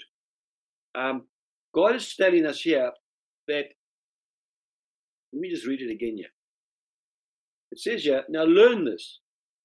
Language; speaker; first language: English; native; English